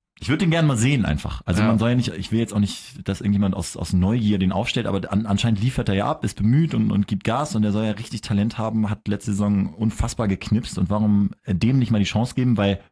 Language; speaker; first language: German; native; German